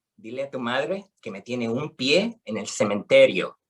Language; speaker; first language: Spanish; early bilingual, other home language; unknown